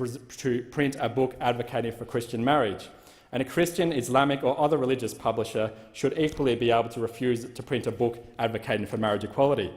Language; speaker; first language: English; native; English